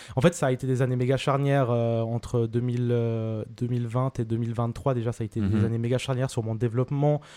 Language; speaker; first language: French; early bilingual, other home language; Spanish